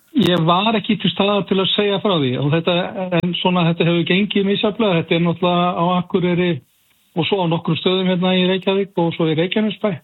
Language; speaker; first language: Icelandic; native; Icelandic